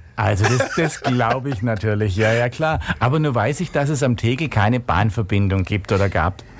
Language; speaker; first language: German; native; German